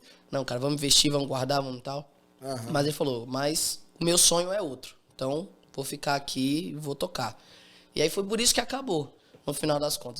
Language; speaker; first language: Portuguese; native; Portuguese